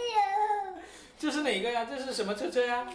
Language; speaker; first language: Chinese; native; Chinese